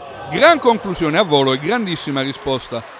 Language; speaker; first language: Italian; native; Italian